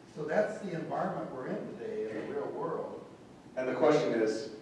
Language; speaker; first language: English; native; English